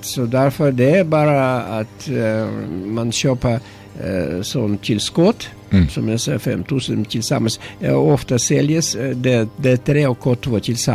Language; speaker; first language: Swedish; non-native, learner; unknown